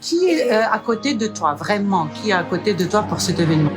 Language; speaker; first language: French; non-native, fluent; Romanian